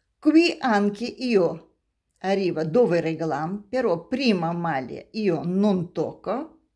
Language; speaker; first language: Italian; non-native, learner; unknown